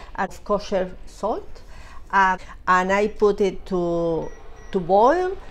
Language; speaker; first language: English; non-native, fluent; Spanish